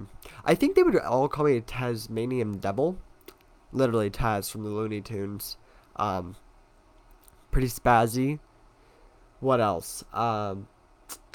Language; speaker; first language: English; native; English